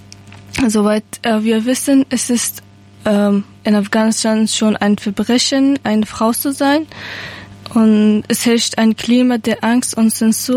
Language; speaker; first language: German; non-native, learner; Persian